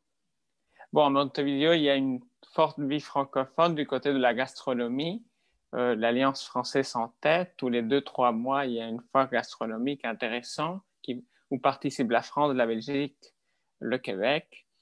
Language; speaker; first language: French; non-native, fluent; Spanish